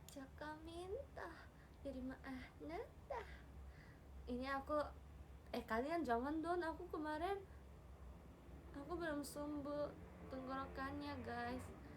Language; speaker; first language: Indonesian; non-native, learner; Japanese